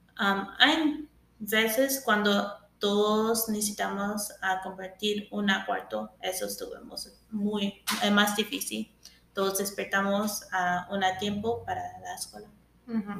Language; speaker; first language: Spanish; early bilingual, heritage; English